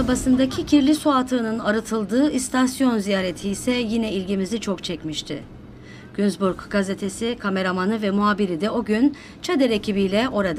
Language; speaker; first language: Turkish; native; Turkish